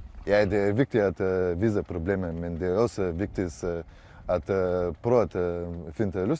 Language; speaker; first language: Danish; non-native, learner; Bulgarian